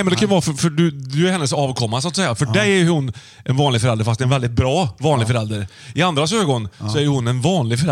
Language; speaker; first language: Swedish; native; Swedish